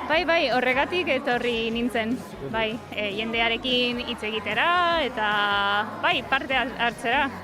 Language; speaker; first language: Basque; non-native, learner; English